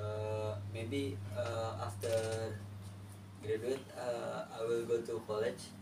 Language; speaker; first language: English; non-native, learner; Indonesian